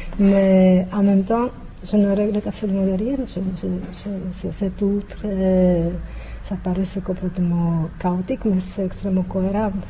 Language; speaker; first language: French; non-native, fluent; Czech